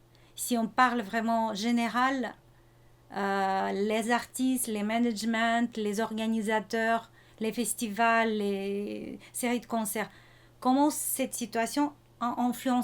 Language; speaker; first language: French; non-native, fluent; Russian